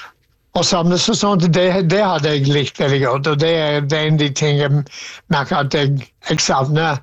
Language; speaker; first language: Norwegian; non-native, fluent; English